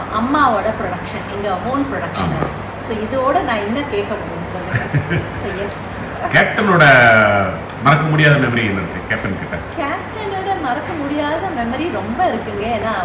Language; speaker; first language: Tamil; non-native, local second language; Telugu